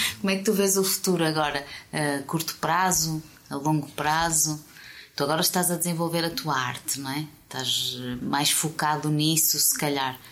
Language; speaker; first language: Portuguese; native; Portuguese